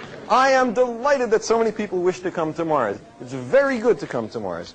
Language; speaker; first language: English; native; English